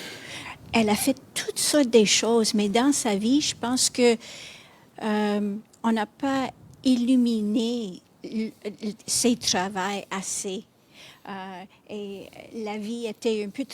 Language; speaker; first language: French; non-native, fluent; English